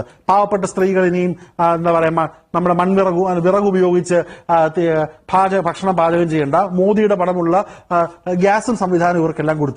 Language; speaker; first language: Malayalam; native; Malayalam